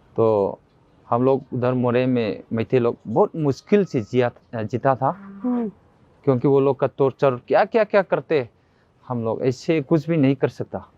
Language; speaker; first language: Hindi; non-native, local second language; Manipuri